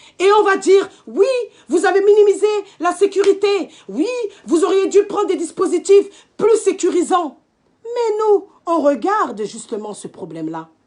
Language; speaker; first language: French; native; French